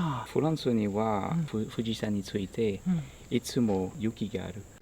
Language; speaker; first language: Japanese; non-native, learner; French